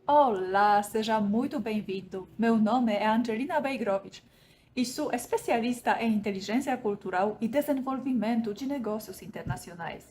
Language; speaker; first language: Portuguese; non-native, fluent; Polish